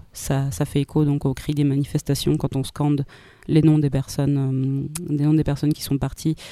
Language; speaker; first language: French; native; French